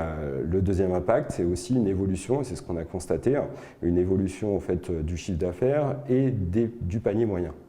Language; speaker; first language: French; native; French